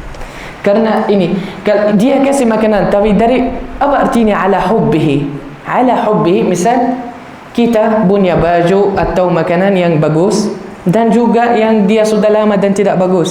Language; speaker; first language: Indonesian; non-native, learner; Arabic